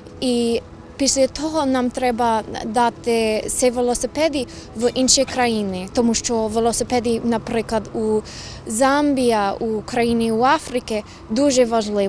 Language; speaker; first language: Ukrainian; non-native, learner; English